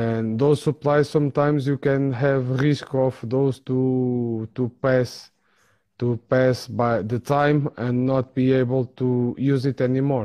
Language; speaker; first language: English; non-native, fluent; Portuguese